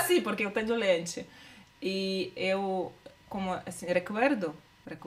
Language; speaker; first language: Portuguese; non-native, learner; Russian